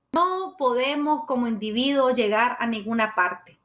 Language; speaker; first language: Spanish; native; Spanish